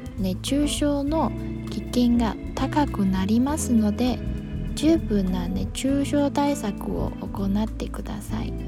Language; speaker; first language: Japanese; non-native, learner; Chinese